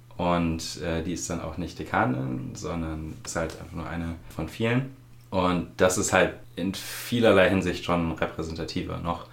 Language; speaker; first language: German; native; German